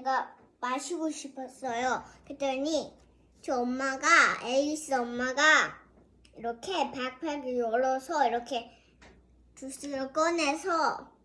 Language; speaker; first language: Korean; early bilingual, heritage; Korean